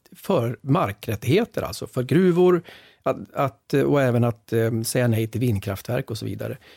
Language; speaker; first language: Swedish; native; Swedish